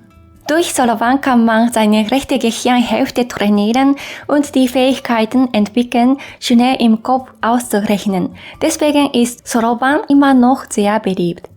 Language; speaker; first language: German; non-native, fluent; Japanese